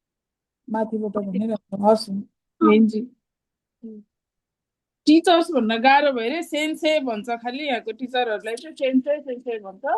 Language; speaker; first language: Nepali; native; Nepali